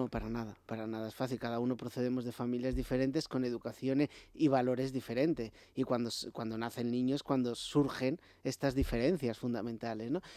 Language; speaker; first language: Spanish; native; Spanish